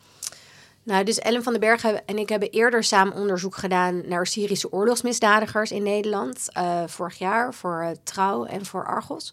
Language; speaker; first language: Dutch; native; Dutch